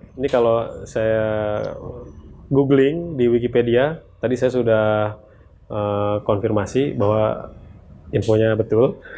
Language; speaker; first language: Indonesian; native; Indonesian